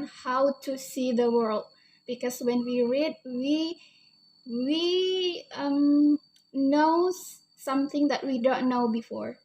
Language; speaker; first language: English; non-native, learner; Indonesian